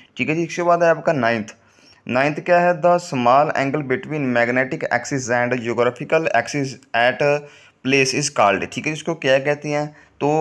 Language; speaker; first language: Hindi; non-native, local second language; Punjabi